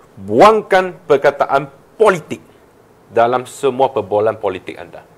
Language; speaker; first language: Malay; non-native, local second language; Chinese